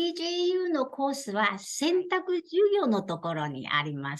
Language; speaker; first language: Japanese; non-native, fluent; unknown